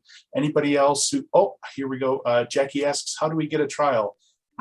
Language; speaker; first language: English; native; English